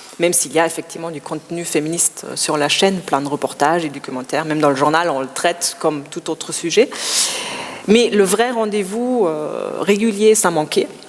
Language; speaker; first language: French; non-native, fluent; German